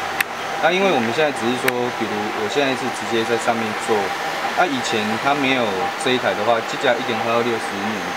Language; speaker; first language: Chinese; native; Chinese